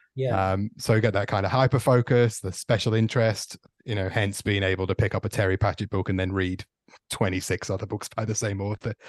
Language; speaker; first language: English; native; English